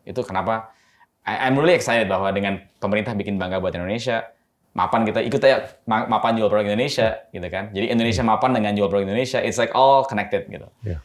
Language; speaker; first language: Indonesian; native; Indonesian